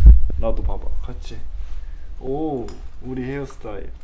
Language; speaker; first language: Korean; native; Korean